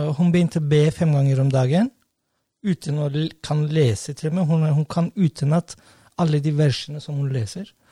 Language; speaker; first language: Norwegian; non-native, fluent; Turkish